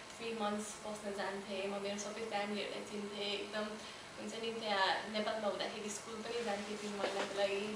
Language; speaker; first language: Nepali; early bilingual, heritage; Nepali